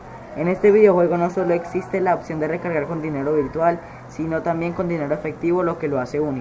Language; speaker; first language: Spanish; native; Spanish